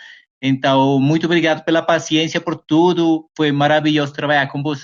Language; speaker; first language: Portuguese; non-native, fluent; Spanish